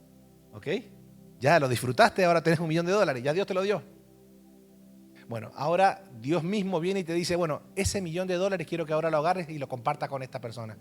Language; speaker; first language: Spanish; native; Spanish